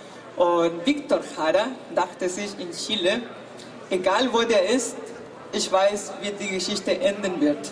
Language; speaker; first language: German; non-native, fluent; Spanish